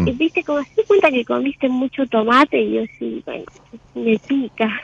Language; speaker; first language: Spanish; native; Spanish